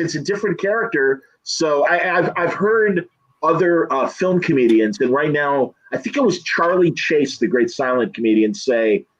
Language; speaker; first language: English; native; English